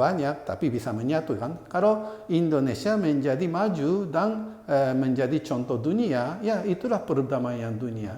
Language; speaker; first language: Indonesian; non-native, fluent; Japanese